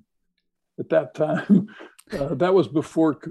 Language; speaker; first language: English; native; English